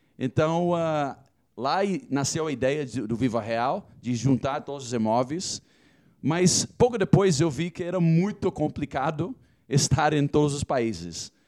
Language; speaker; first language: Portuguese; non-native, fluent; English